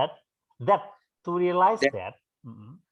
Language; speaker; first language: English; non-native, fluent; Indonesian